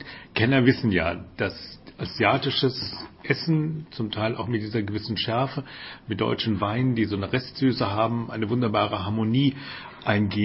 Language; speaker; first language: German; native; German